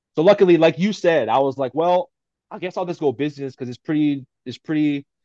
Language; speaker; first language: English; native; English